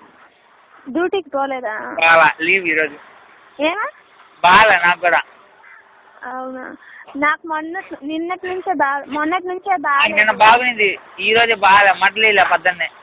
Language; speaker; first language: Telugu; native; Telugu